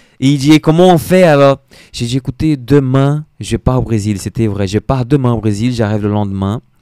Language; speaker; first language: French; non-native, fluent; Portuguese